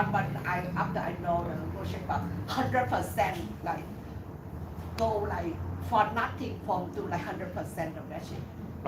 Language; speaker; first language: English; non-native, learner; Vietnamese